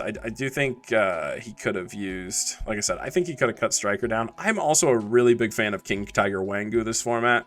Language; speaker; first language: English; native; English